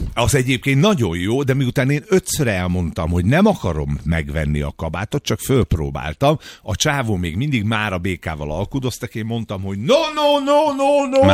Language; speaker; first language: Hungarian; native; Hungarian